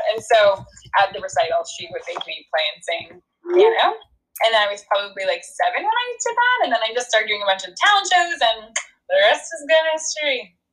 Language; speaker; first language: English; native; English